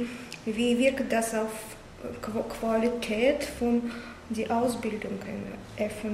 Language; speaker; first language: German; non-native, learner; Russian